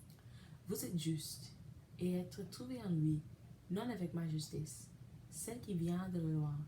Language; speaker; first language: French; non-native, learner; English